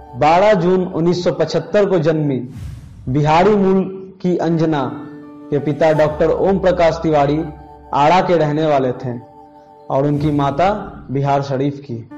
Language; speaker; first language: Hindi; native; Hindi